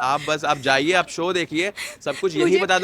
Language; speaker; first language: Hindi; native; Hindi